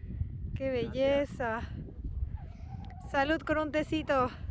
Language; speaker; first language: Spanish; native; Spanish